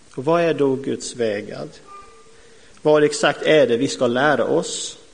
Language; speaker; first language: Swedish; non-native, fluent; English